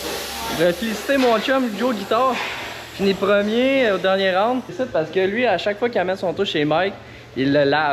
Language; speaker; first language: French; native; French